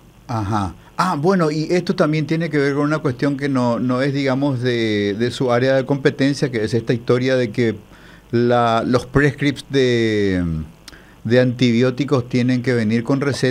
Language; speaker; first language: Spanish; native; Spanish